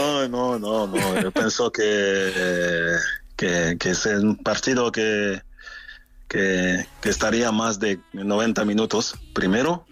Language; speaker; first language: Spanish; non-native, fluent; French